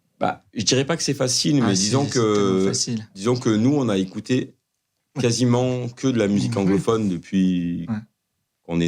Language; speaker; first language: French; native; French